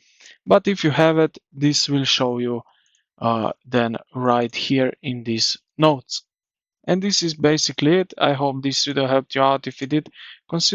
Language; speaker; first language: English; non-native, fluent; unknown